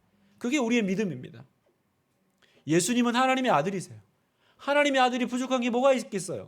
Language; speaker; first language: Korean; native; Korean